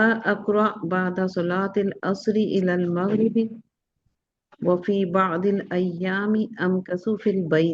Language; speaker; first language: Arabic; non-native, learner; Urdu